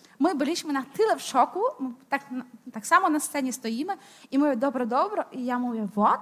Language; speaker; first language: Polish; non-native, fluent; Ukrainian